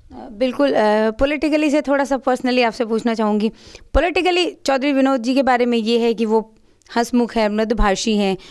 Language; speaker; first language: Hindi; native; Hindi